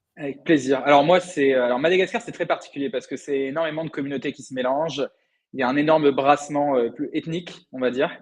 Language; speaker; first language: French; native; French